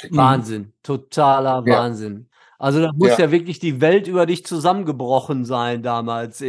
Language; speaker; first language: German; native; German